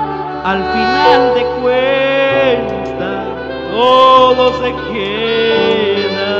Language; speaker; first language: Spanish; non-native, local second language; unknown